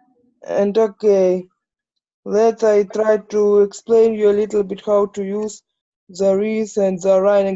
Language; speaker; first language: English; non-native, learner; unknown